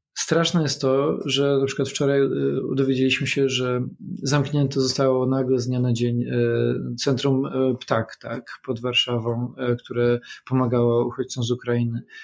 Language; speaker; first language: Polish; native; Polish